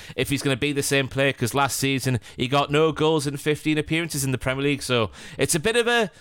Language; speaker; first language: English; native; English